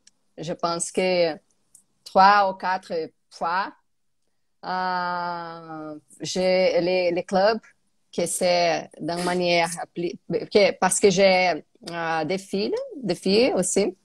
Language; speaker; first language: French; non-native, learner; Portuguese